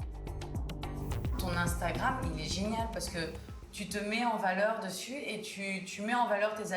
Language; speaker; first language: French; native; French